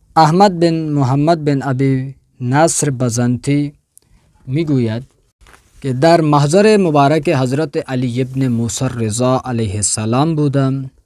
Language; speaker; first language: Persian; non-native, fluent; Urdu